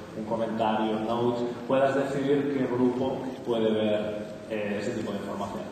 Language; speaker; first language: Spanish; native; Spanish